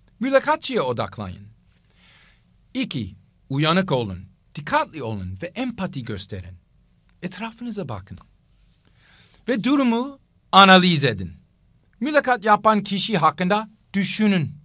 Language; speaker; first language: Turkish; non-native, fluent; English